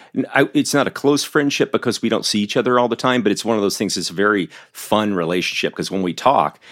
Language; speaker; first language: English; native; English